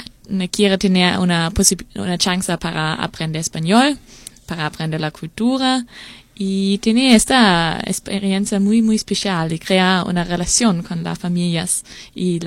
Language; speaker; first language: Spanish; non-native, learner; German